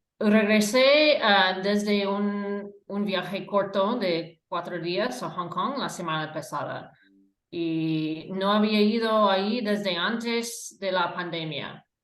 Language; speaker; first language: Spanish; non-native, fluent; English